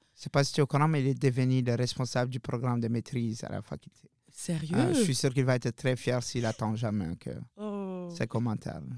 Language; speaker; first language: French; non-native, local second language; Arabic